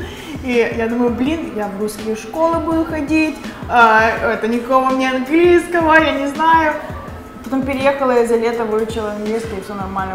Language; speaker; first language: Russian; early bilingual, other home language; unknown